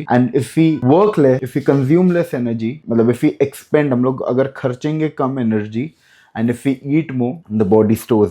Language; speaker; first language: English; non-native, local second language; Hindi